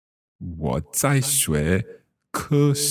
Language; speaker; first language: Chinese; non-native, learner; English